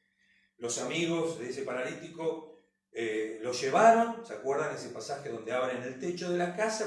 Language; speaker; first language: Spanish; native; Spanish